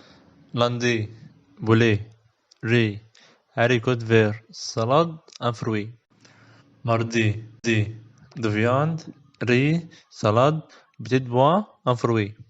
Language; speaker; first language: French; non-native, learner; Arabic